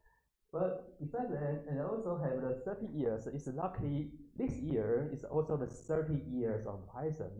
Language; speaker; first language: English; non-native, learner; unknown